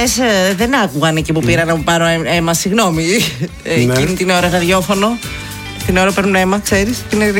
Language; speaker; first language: Greek; native; Greek